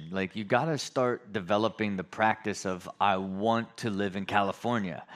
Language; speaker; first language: English; native; English